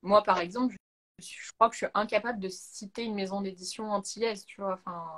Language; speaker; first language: French; native; French